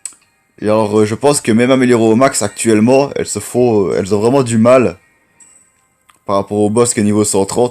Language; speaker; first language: French; native; French